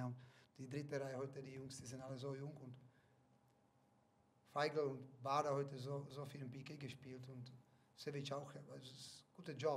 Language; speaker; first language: German; non-native, fluent; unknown